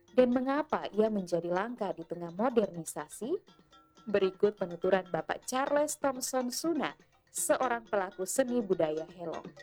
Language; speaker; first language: Indonesian; native; Indonesian